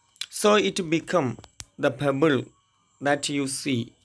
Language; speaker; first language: English; non-native, local second language; Malayalam